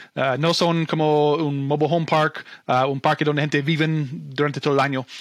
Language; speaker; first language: Spanish; non-native, fluent; English